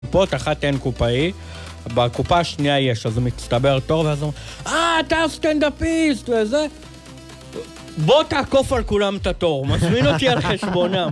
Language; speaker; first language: Hebrew; native; Hebrew